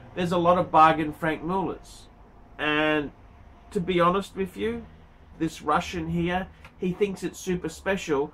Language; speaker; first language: English; native; English